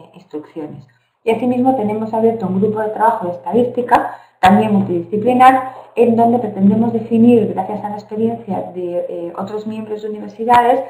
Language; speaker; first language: Spanish; native; Spanish